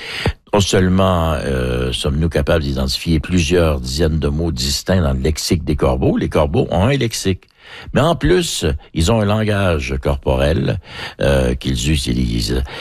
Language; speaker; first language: French; native; French